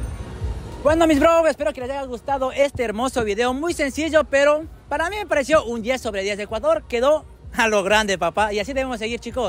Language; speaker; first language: Spanish; native; Spanish